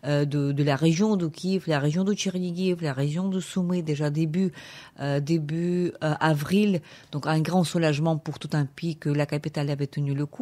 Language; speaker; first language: French; non-native, fluent; Ukrainian